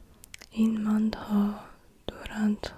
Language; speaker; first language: Persian; non-native, learner; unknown